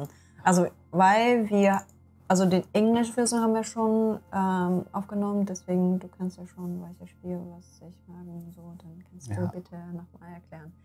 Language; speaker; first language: German; non-native, learner; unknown